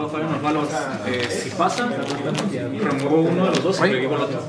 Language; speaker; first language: Spanish; native; Spanish